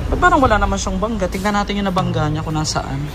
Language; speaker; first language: Filipino; native; Filipino